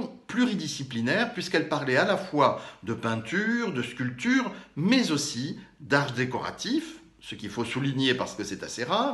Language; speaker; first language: French; native; French